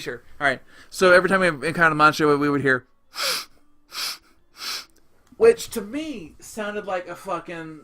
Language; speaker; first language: English; native; English